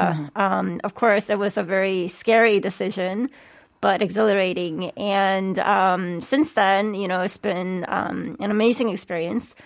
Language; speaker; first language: English; native; English